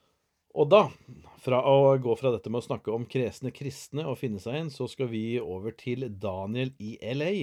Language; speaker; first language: Norwegian; native; Norwegian